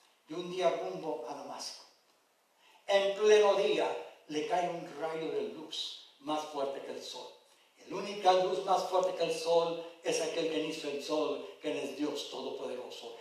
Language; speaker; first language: Spanish; early bilingual, heritage; Spanish